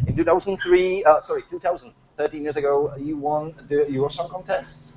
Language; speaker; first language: English; non-native, fluent; Czech